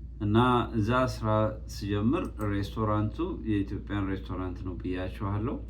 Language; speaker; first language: Amharic; native; Amharic